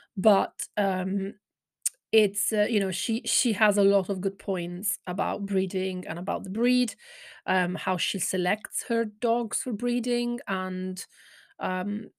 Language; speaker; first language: English; non-native, fluent; Italian